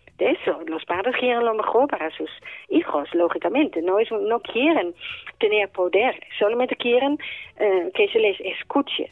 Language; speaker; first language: Spanish; non-native, fluent; Dutch